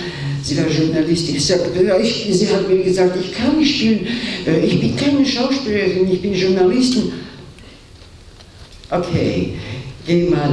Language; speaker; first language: German; non-native, fluent; Georgian